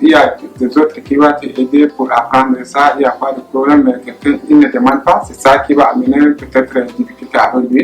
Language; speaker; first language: French; non-native, learner; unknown